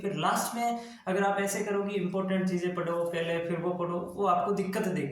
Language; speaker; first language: Hindi; native; Hindi